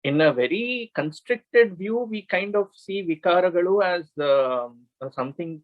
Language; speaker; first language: English; non-native, local second language; Kannada